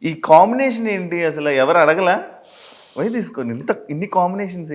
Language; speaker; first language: Telugu; native; Telugu